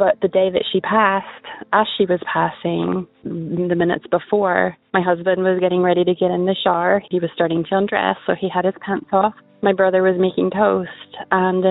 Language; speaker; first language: English; native; English